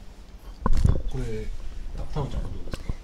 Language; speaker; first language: Japanese; native; Japanese